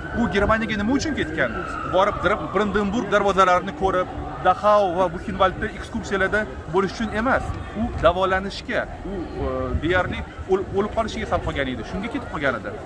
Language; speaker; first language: Uzbek; non-native, local second language; Russian